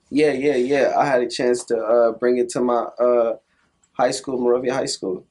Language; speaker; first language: English; native; English